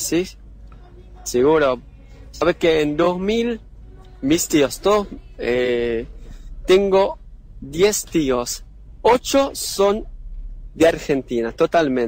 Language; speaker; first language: Spanish; non-native, learner; Arabic